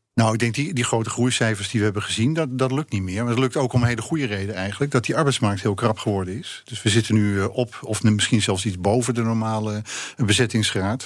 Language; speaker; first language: Dutch; native; Dutch